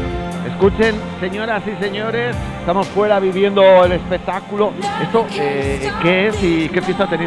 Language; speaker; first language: Spanish; native; Spanish